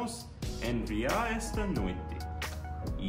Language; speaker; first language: Portuguese; non-native, learner; English